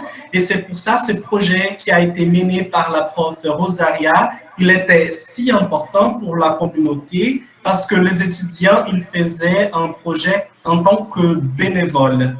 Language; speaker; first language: French; non-native, fluent; Portuguese